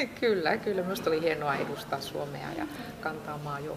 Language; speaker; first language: Finnish; native; Finnish